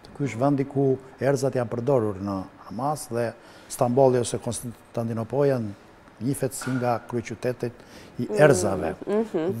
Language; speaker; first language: Albanian; native; Albanian